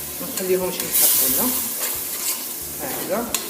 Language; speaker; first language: Arabic; native; Arabic